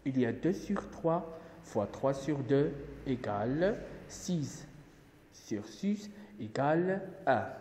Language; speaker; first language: French; non-native, local second language; Arabic